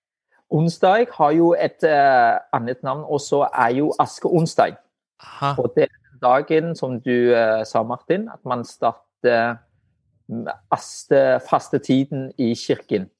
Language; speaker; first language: Norwegian; non-native, fluent; Vietnamese